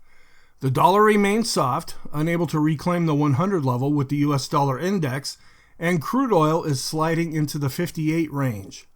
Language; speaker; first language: English; native; English